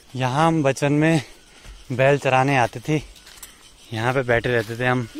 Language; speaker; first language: Hindi; native; Hindi